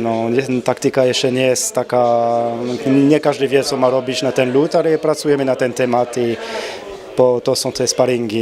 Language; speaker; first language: Polish; non-native, learner; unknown